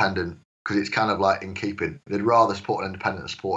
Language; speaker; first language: English; native; English